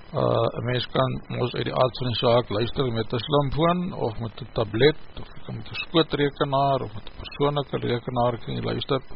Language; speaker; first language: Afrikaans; native; Afrikaans